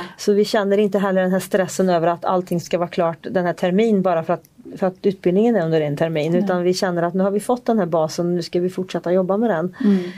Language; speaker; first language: Swedish; native; Swedish